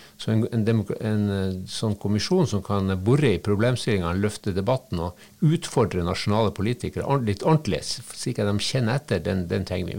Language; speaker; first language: Norwegian; native; Norwegian